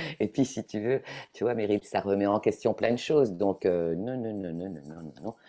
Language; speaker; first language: French; non-native, fluent; Italian